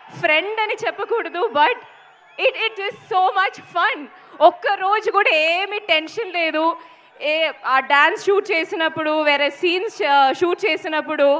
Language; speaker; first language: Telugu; non-native, fluent; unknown